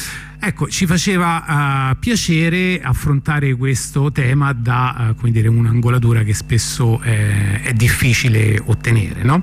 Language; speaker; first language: Italian; native; Italian